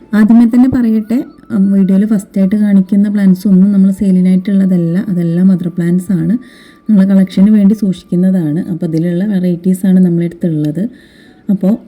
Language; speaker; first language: Malayalam; native; Malayalam